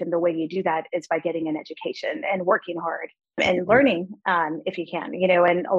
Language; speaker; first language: English; early bilingual, other home language; Spanish